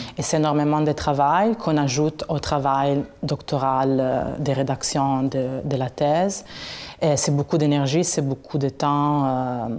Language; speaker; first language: French; non-native, fluent; Italian